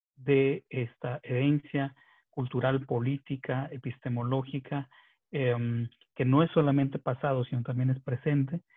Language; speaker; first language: Spanish; non-native, local second language; Yucateco